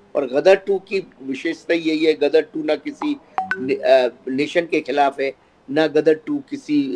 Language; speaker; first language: Hindi; native; Hindi